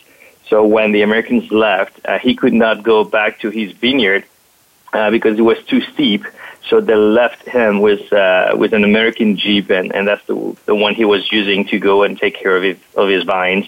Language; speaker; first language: English; non-native, fluent; French